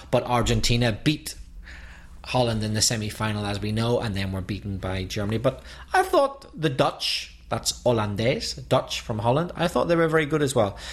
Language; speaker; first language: English; native; English